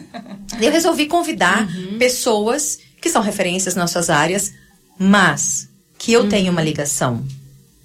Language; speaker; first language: Portuguese; native; Portuguese